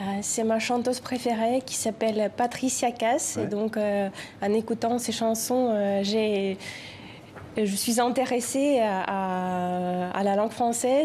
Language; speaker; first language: French; non-native, fluent; Ukrainian